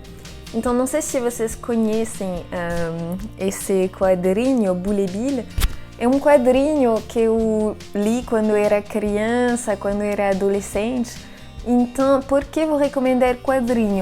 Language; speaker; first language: Portuguese; non-native, fluent; French